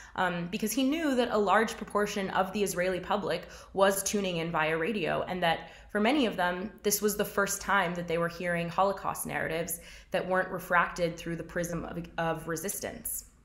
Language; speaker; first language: English; native; English